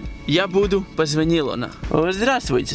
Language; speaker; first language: Russian; non-native, learner; Latvian